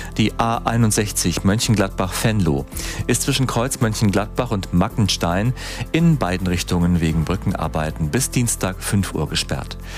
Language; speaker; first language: German; native; German